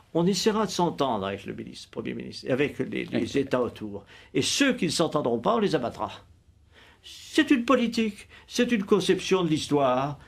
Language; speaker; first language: French; native; French